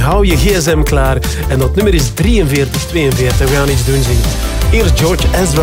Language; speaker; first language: Dutch; native; Dutch